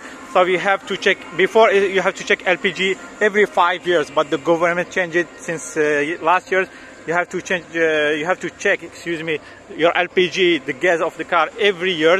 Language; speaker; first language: English; non-native, learner; French